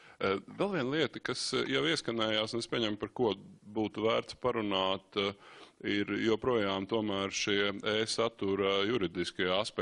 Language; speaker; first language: Latvian; native; Latvian